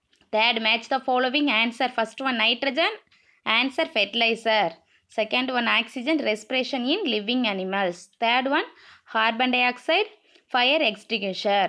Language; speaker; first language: English; non-native, local second language; Tamil